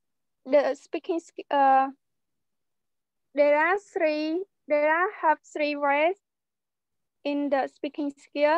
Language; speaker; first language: English; non-native, learner; Khmer